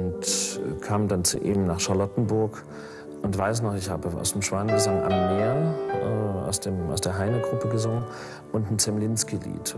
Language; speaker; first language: German; native; German